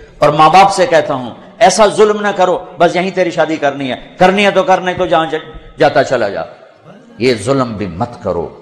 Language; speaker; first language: Urdu; non-native, local second language; Punjabi